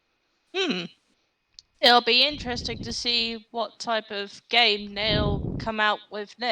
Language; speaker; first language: English; native; English